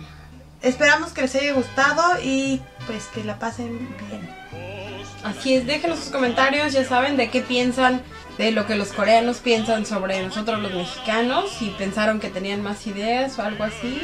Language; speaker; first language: Spanish; native; Spanish